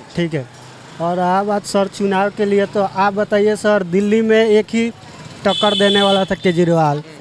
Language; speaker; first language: Hindi; native; Hindi